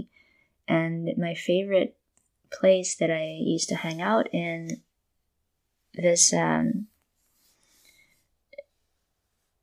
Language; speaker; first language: English; non-native, local second language; Filipino